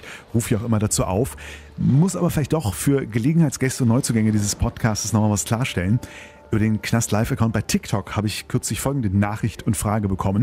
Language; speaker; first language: German; native; German